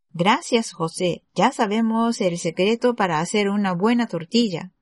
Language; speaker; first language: Spanish; non-native, fluent; Japanese